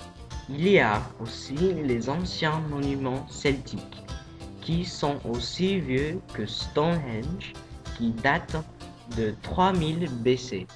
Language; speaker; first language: French; non-native, learner; English